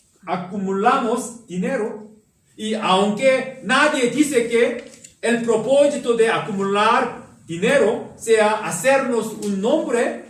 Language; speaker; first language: Spanish; non-native, learner; Korean